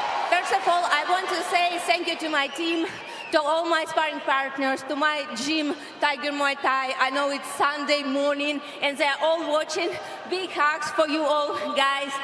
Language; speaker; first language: English; non-native, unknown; Russian